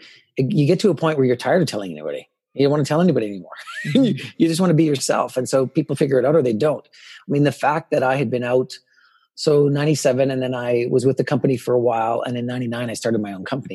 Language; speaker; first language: English; native; English